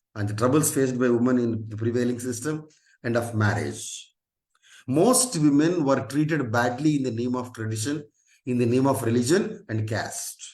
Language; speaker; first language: English; non-native, local second language; Telugu